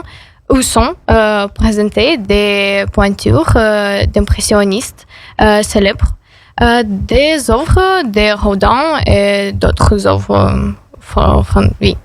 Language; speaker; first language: French; non-native, learner; Ukrainian